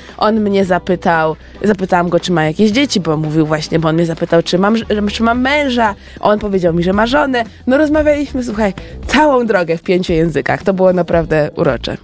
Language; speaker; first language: Polish; native; Polish